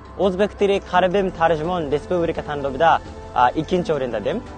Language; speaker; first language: Uzbek; non-native, learner; Japanese